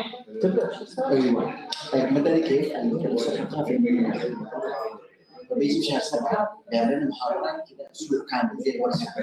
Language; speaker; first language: Arabic; native; Arabic